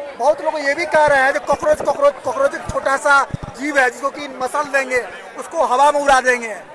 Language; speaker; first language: Hindi; native; Hindi